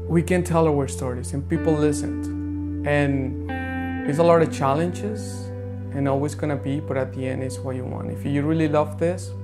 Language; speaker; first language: English; non-native, fluent; Spanish